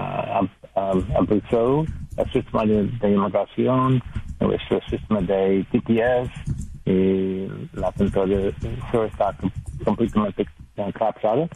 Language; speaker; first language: Spanish; non-native, learner; English